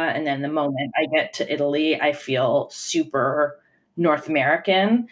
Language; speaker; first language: English; non-native, fluent; Italian